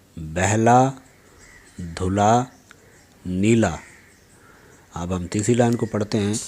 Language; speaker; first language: Urdu; native; Urdu